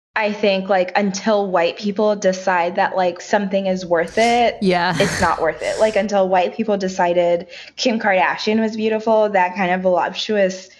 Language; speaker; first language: English; early bilingual, other home language; Haitian Creole